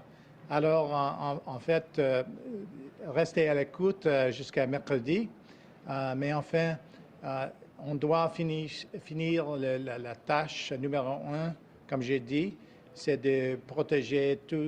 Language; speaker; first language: French; non-native, local second language; English